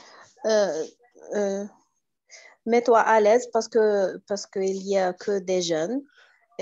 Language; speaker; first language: French; non-native, learner; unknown